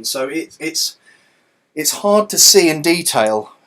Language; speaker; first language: English; native; English